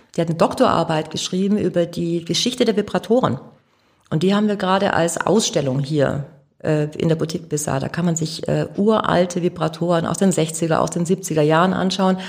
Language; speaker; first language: German; native; German